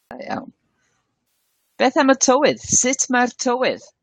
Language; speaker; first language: Welsh; non-native, learner; English